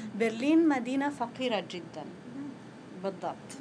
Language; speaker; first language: Arabic; non-native, fluent; Spanish